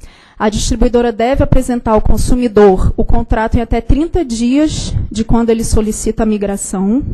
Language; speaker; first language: Portuguese; native; Portuguese